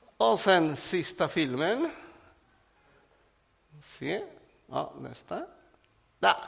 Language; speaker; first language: Swedish; non-native, fluent; Spanish